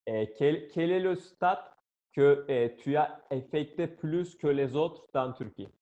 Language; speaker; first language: French; non-native, learner; Turkish